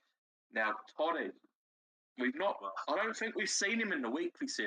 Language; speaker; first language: English; native; English